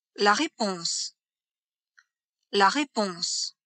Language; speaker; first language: French; native; French